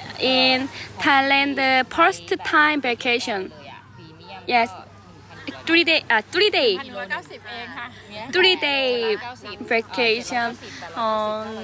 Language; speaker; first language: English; non-native, learner; Korean